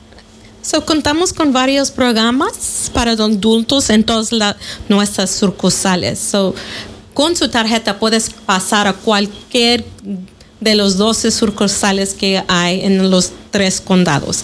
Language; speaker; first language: Spanish; non-native, fluent; English